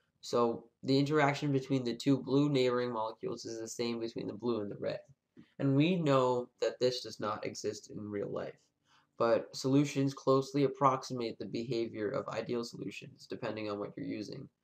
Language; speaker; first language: English; native; English